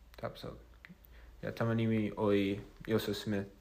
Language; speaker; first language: Estonian; non-native, fluent; English